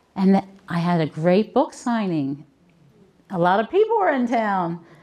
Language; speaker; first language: English; native; English